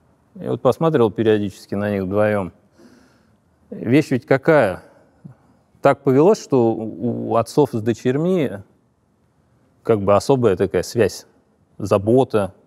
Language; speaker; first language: Russian; native; Russian